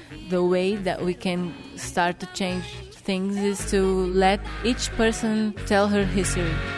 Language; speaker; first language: English; non-native, fluent; Portuguese